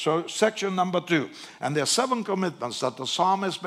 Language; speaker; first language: English; non-native, fluent; Spanish